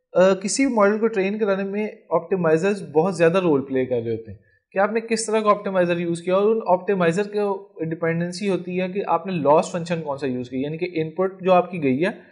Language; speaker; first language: Urdu; non-native, local second language; Punjabi